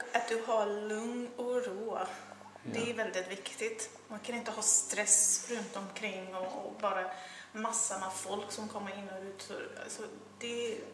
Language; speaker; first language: Swedish; non-native, fluent; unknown